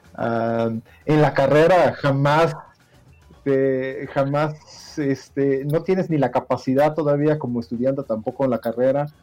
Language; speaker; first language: Spanish; non-native, fluent; Dutch